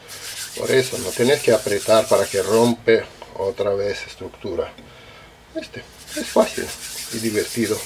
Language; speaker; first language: Spanish; non-native, learner; Russian